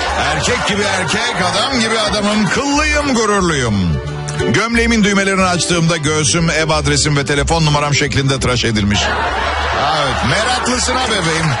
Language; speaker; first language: Turkish; native; Turkish